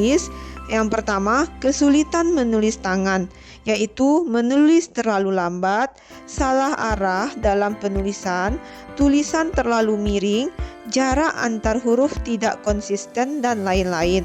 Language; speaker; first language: Indonesian; native; Indonesian